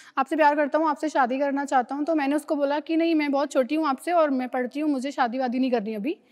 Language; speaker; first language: Hindi; native; Hindi